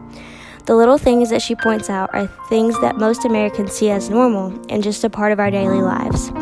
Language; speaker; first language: English; native; English